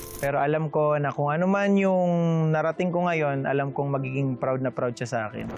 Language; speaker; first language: Filipino; native; Filipino